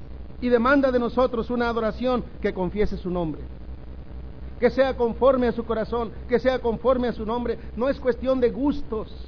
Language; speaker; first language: Spanish; native; Spanish